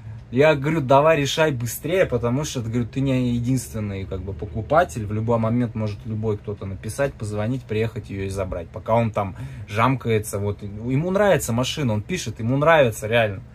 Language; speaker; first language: Russian; native; Russian